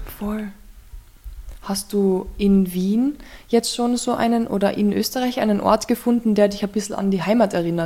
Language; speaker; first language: German; native; German